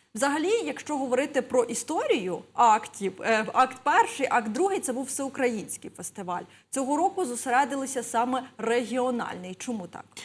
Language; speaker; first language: Ukrainian; native; Ukrainian